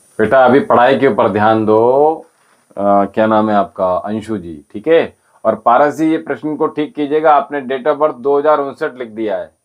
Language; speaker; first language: Hindi; native; Hindi